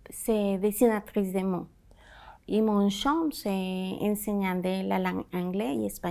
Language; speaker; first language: French; non-native, learner; Spanish